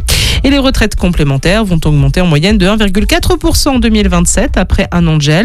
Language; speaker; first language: French; native; French